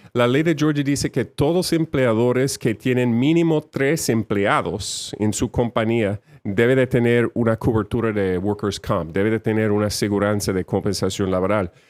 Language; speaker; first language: Spanish; non-native, fluent; English